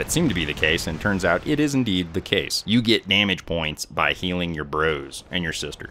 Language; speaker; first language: English; native; English